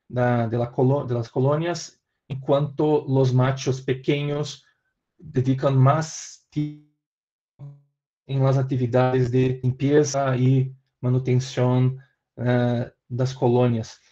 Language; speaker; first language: Spanish; non-native, learner; Portuguese